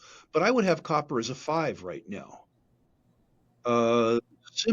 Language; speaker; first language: English; native; English